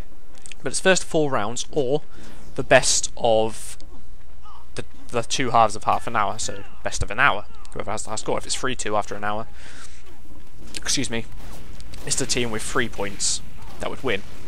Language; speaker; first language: English; native; English